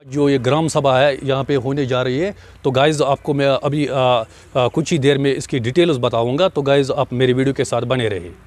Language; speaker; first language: Hindi; non-native, local second language; Kashmiri